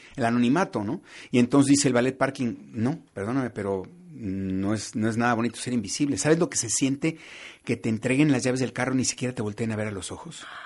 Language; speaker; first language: Spanish; native; Spanish